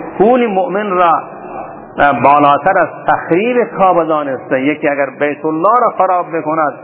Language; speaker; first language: Persian; non-native, local second language; Baluchi